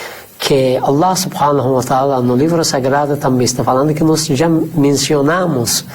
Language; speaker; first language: Portuguese; non-native, fluent; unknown